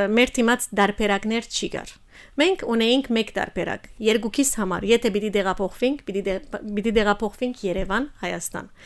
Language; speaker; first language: Armenian; early bilingual, heritage; Armenian